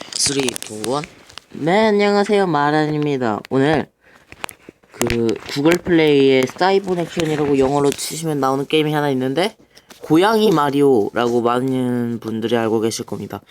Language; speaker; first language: Korean; native; Korean